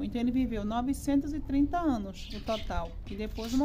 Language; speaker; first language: Portuguese; native; Portuguese